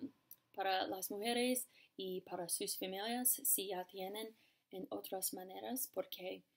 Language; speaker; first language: Spanish; non-native, learner; English